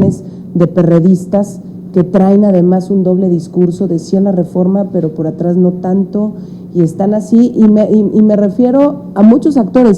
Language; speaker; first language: Spanish; native; Spanish